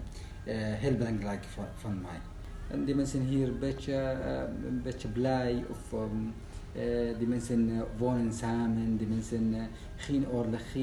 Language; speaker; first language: Dutch; non-native, learner; Arabic